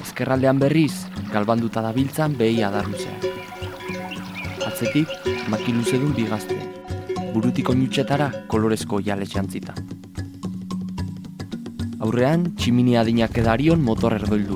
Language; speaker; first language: Basque; native; Basque